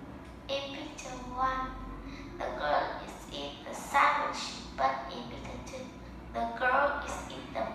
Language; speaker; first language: English; non-native, learner; Vietnamese